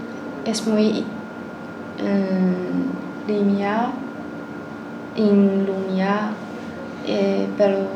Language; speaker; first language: Spanish; non-native, learner; Chinese